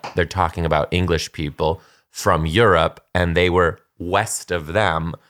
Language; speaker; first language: English; native; English